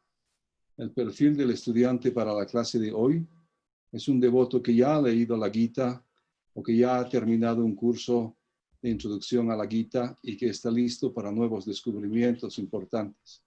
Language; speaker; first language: Spanish; native; Spanish